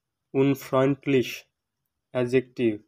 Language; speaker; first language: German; non-native, fluent; Bangla